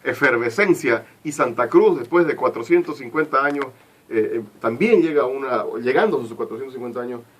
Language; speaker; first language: Spanish; native; Spanish